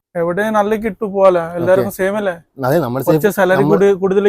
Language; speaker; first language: Malayalam; non-native, learner; Bangla